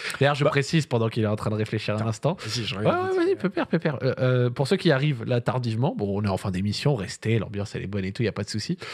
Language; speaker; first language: French; native; French